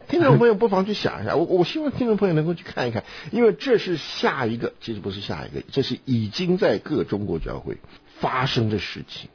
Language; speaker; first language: Chinese; native; Chinese